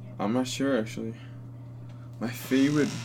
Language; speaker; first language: English; non-native, fluent; Danish